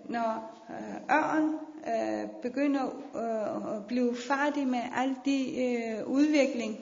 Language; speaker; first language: Danish; non-native, fluent; Persian